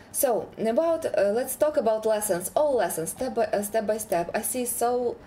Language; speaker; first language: English; non-native, fluent; Ukrainian